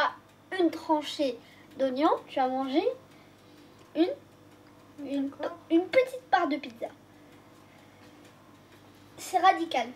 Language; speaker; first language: French; non-native, local second language; Arabic